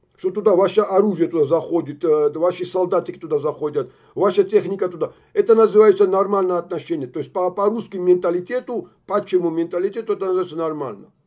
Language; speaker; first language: Russian; non-native, fluent; Georgian